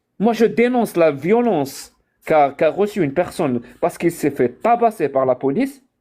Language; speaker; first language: French; non-native, local second language; Arabic